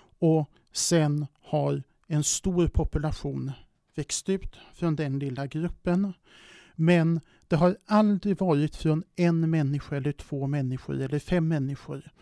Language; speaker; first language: Swedish; native; Swedish